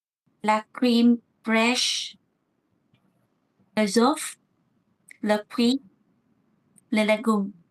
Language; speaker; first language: French; non-native, learner; Vietnamese